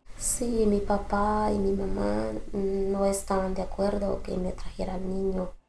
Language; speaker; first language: Spanish; native; Spanish